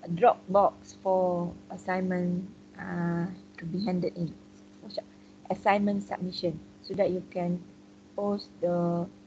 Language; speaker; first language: English; non-native, local second language; Malay